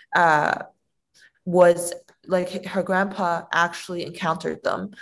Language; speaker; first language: English; non-native, fluent; Chinese